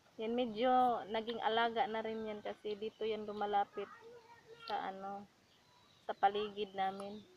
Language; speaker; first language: Filipino; non-native, local second language; Cebuano